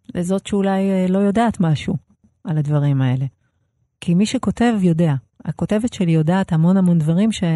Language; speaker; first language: Hebrew; native; Hebrew